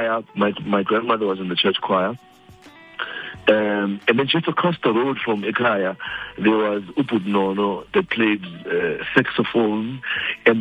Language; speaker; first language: English; non-native, local second language; Xhosa